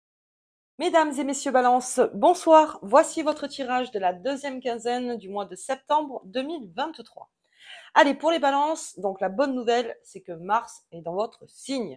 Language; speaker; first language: French; native; French